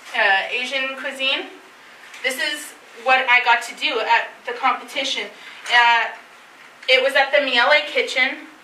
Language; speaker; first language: English; native; English